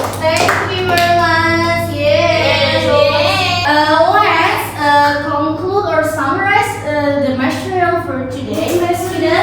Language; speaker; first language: English; non-native, learner; Indonesian